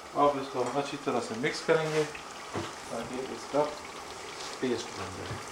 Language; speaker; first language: Urdu; non-native, local second language; Pashto